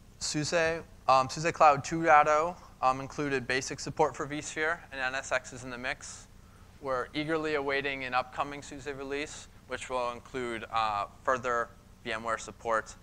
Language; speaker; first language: English; native; English